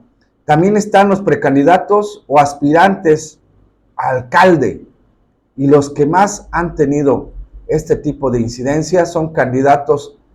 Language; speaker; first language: Spanish; native; Spanish